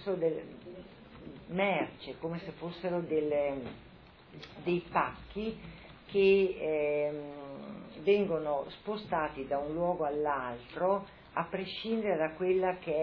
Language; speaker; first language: Italian; native; Italian